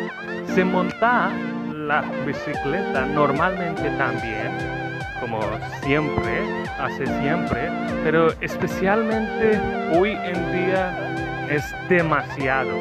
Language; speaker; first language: Spanish; non-native, fluent; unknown